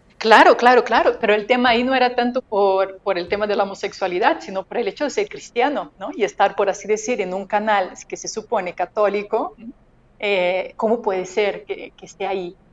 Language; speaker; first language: Spanish; non-native, fluent; Portuguese